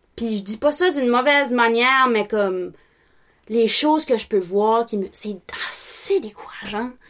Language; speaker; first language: French; native; French